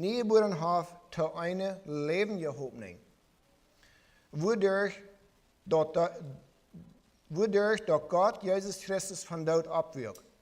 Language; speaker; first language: German; non-native, learner; Plautdietsch